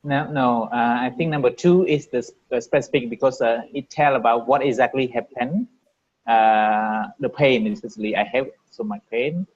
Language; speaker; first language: English; non-native, learner; Vietnamese